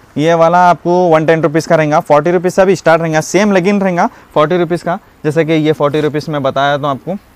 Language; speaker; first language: Hindi; native; Hindi